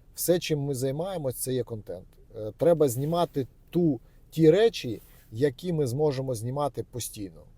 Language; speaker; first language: Ukrainian; native; Ukrainian